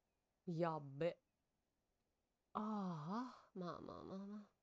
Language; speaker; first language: Japanese; non-native, learner; Russian